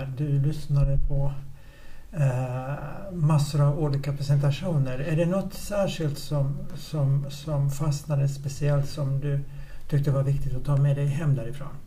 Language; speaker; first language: Swedish; native; Swedish